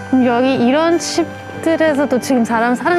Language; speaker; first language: Korean; non-native, fluent; German